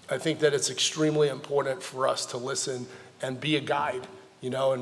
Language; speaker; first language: English; native; English